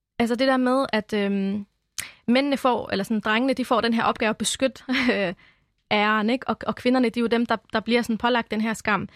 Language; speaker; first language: Danish; early bilingual, other home language; Arabic